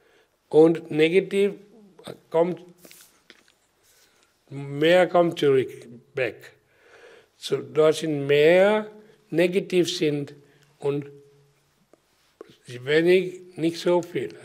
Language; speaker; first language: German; non-native, learner; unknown